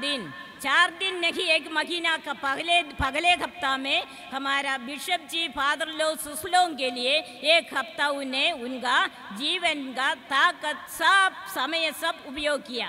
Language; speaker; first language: Hindi; non-native, local second language; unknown